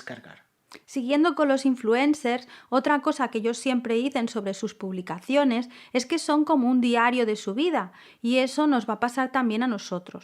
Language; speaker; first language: Spanish; native; Spanish